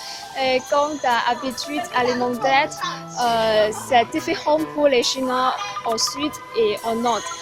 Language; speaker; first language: French; non-native, learner; Chinese